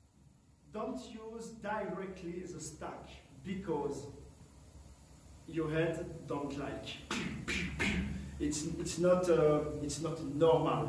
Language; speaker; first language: English; non-native, learner; French